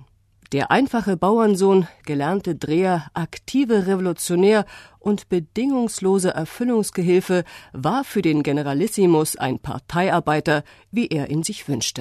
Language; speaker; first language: German; native; German